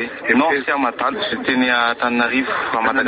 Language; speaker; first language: French; non-native, local second language; Malagasy